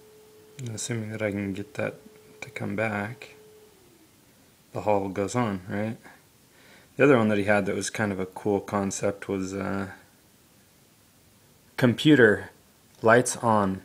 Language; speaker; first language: English; native; English